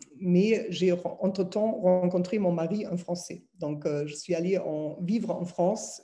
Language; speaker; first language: French; non-native, fluent; German